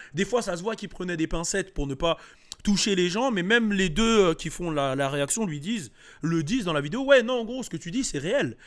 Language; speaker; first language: French; early bilingual, other home language; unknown